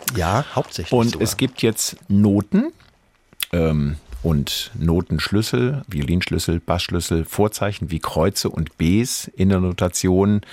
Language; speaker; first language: German; native; German